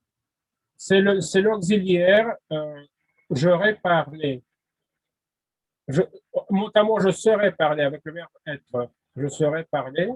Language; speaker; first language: French; non-native, fluent; Russian